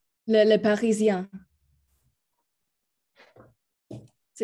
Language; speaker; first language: French; non-native, learner; Spanish